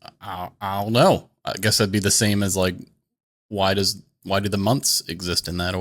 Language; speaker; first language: English; native; English